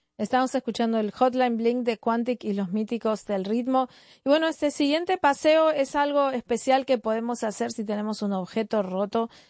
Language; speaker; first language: Spanish; native; Spanish